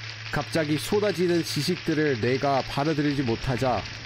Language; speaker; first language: Korean; non-native, fluent; English